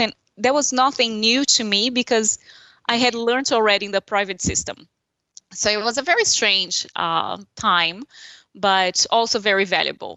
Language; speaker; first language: English; non-native, fluent; Portuguese